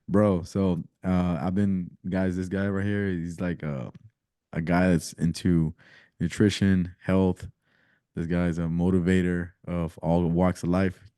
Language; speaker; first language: English; early bilingual, other home language; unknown